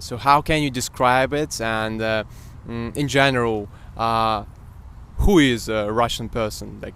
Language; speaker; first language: English; non-native, fluent; Russian